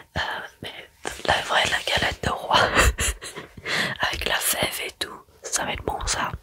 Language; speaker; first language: French; early bilingual, heritage; French